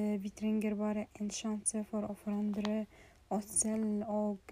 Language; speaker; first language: Swedish; non-native, learner; Norwegian